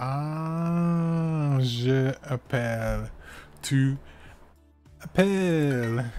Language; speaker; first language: French; non-native, learner; English